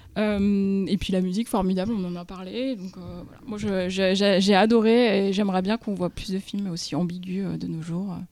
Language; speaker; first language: French; native; French